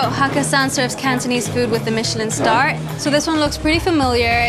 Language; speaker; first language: English; non-native, local second language; Cantonese